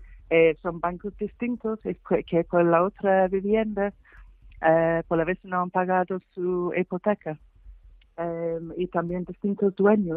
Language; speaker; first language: Spanish; non-native, fluent; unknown